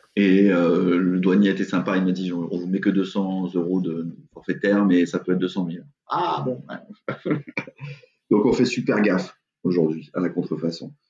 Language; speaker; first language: French; native; French